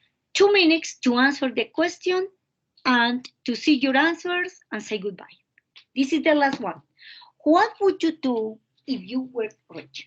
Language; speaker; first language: English; non-native, fluent; Spanish